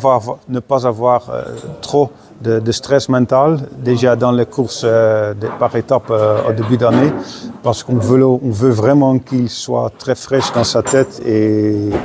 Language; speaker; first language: French; non-native, fluent; Dutch